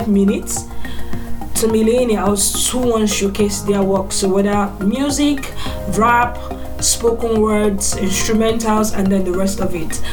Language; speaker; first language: English; non-native, local second language; Igbo